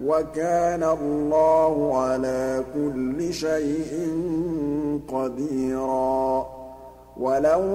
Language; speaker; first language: Arabic; native; Arabic